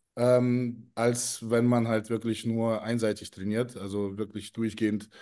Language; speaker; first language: German; early bilingual, other home language; Russian